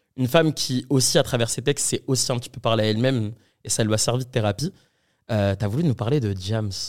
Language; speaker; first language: French; native; French